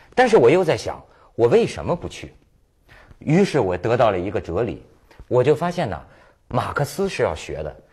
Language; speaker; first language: Chinese; native; Chinese